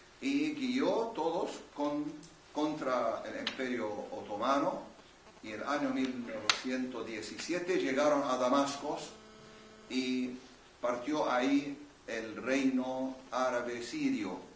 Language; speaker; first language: Spanish; non-native, fluent; Arabic